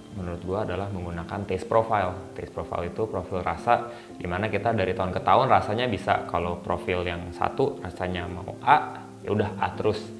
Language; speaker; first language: Indonesian; native; Indonesian